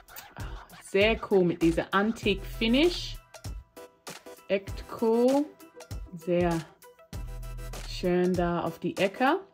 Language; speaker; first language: German; non-native, learner; English